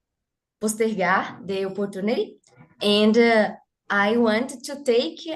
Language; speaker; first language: English; non-native, learner; Portuguese